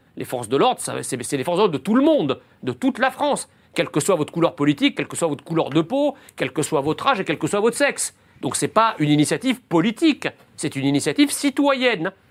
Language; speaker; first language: French; early bilingual, other home language; Arabic